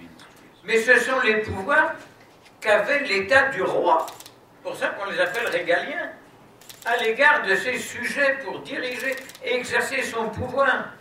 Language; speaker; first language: French; native; French